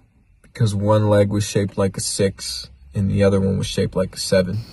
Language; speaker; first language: English; native; English